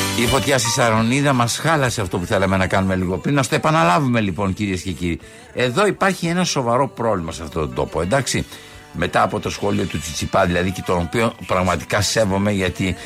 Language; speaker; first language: Greek; native; Greek